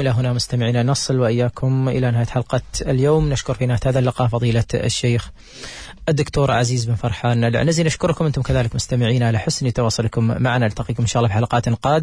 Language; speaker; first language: Arabic; native; Arabic